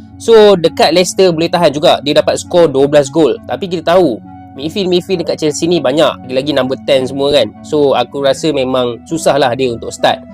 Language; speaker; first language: Malay; native; Malay